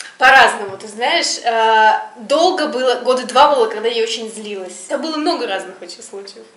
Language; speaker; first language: Russian; native; Russian